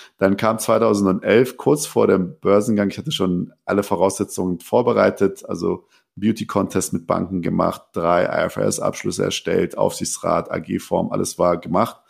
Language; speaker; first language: German; early bilingual, other home language; Persian